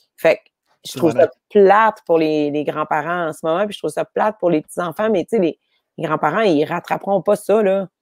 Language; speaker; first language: French; native; French